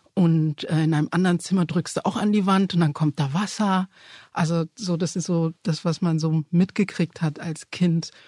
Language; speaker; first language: German; early bilingual, other home language; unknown